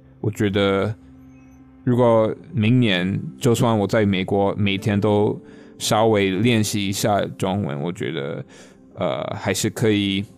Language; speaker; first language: Chinese; non-native, fluent; English